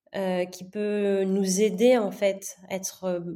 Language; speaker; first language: French; non-native, local second language; Gujarati